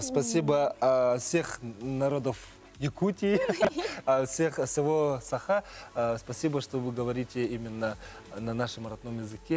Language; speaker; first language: Russian; non-native, local second language; Yakut